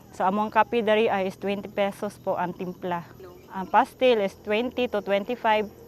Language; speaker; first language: Cebuano; native; Cebuano